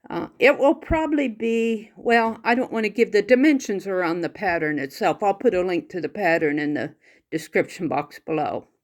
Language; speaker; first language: English; native; English